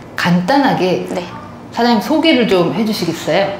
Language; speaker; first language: Korean; native; Korean